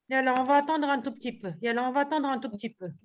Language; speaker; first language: French; native; French